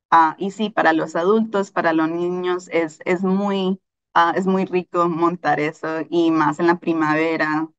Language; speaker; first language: Spanish; early bilingual, heritage; Spanish